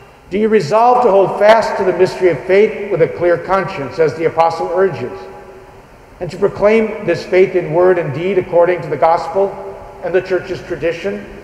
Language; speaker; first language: English; native; English